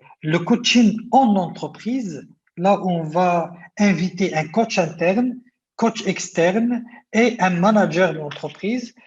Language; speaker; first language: French; non-native, local second language; Arabic